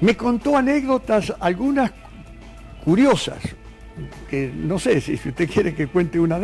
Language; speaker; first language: Spanish; native; Spanish